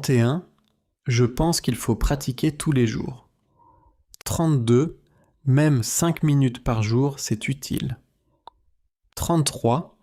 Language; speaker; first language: French; native; French